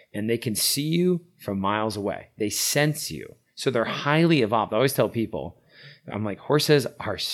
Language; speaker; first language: English; native; English